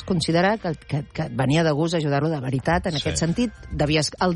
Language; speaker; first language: Catalan; native; Catalan